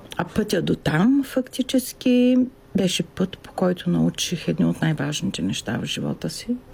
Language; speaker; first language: Bulgarian; native; Bulgarian